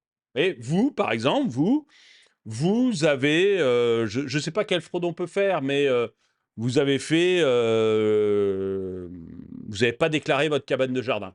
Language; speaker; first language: French; native; French